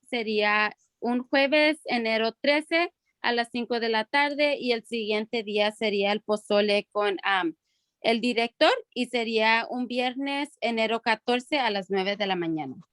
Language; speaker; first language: Spanish; early bilingual, other home language; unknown